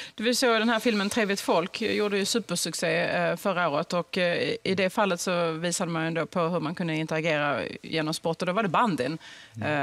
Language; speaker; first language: Swedish; native; Swedish